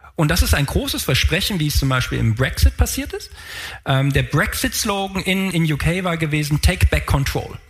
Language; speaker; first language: German; native; German